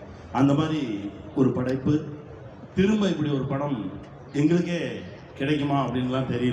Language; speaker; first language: Tamil; native; Tamil